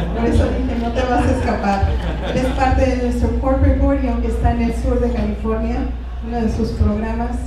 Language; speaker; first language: Spanish; early bilingual, heritage; Spanish